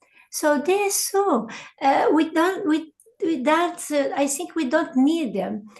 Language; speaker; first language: English; non-native, learner; Portuguese